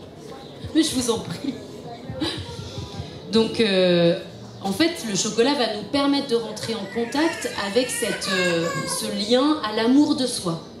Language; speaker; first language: French; native; French